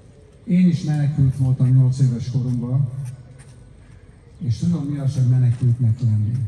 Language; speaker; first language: Hungarian; early bilingual, heritage; Hungarian